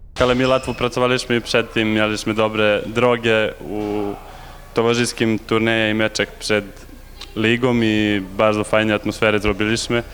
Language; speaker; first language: Polish; non-native, learner; Serbian